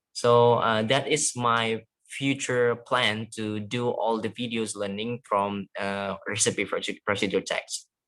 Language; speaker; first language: English; non-native, fluent; Indonesian